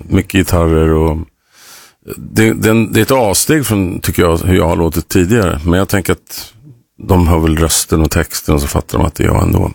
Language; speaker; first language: Swedish; native; Swedish